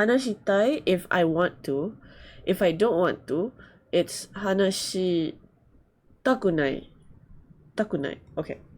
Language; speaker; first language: Japanese; non-native, learner; English